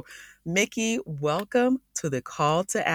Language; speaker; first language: English; native; English